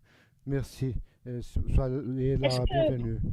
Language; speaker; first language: French; non-native, fluent; Portuguese